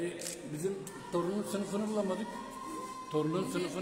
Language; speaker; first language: Turkish; native; Turkish